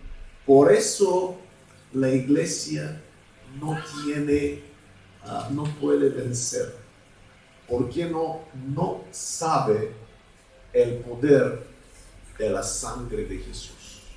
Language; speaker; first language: Spanish; non-native, fluent; Bulgarian